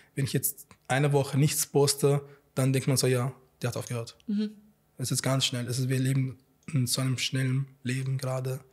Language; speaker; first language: German; non-native, fluent; Arabic